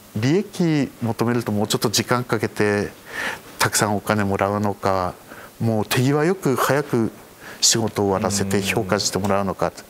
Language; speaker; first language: Japanese; native; Japanese